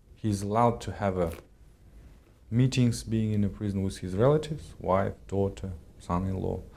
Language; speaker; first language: English; non-native, fluent; Kazakh